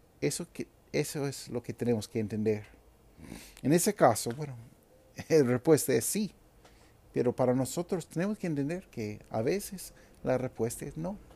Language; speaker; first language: Spanish; non-native, fluent; English